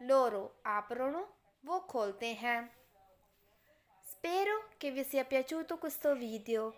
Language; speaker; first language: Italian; non-native, learner; Urdu